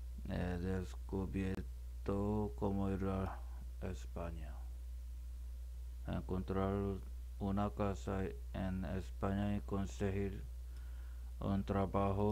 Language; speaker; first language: Spanish; non-native, learner; Korean